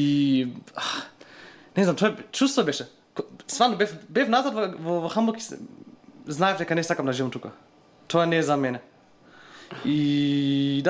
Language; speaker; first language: Macedonian; non-native, learner; German